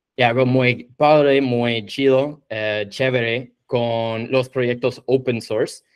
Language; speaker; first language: Spanish; non-native, fluent; English